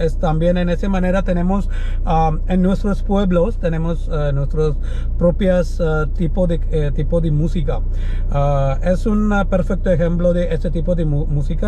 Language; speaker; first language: Spanish; non-native, learner; Malayalam